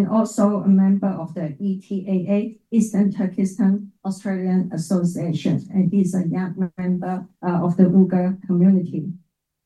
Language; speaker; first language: English; non-native, local second language; Cantonese